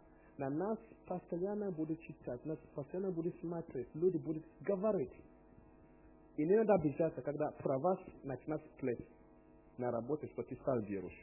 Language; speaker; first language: Russian; non-native, learner; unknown